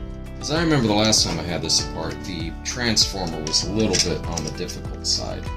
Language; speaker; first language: English; native; English